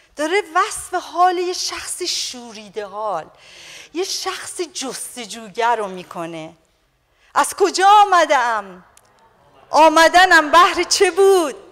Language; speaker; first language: Persian; native; Persian